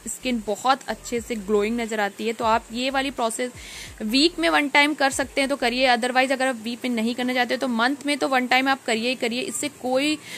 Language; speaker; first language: Hindi; native; Hindi